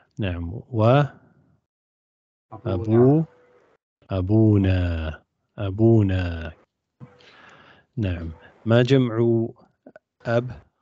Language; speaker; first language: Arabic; non-native, fluent; English